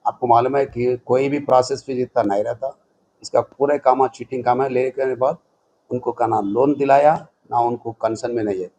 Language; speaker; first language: Hindi; non-native, local second language; Telugu